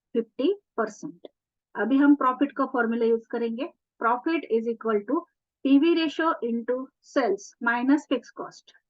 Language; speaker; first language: Hindi; non-native, local second language; Marathi